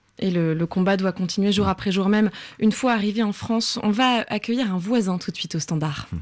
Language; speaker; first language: French; native; French